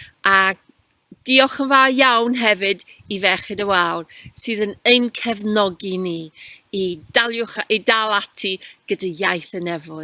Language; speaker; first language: Welsh; non-native, fluent; English